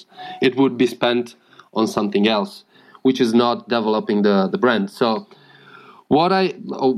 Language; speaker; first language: English; non-native, fluent; Italian